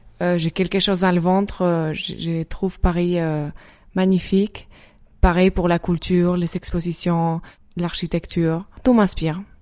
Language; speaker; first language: French; non-native, fluent; Spanish